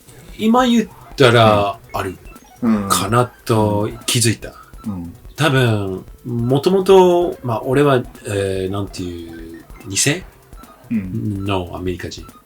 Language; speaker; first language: Japanese; early bilingual, heritage; English